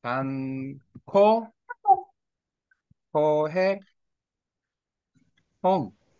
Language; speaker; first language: Vietnamese; non-native, learner; Korean